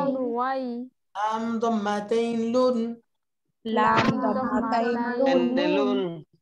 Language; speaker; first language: Arabic; non-native, learner; Bangla